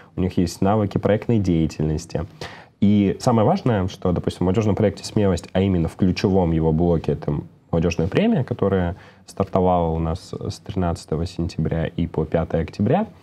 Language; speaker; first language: Russian; native; Russian